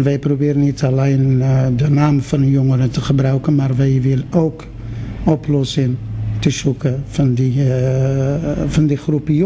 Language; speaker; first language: Dutch; non-native, fluent; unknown